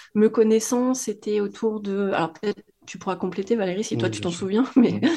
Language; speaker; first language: French; native; French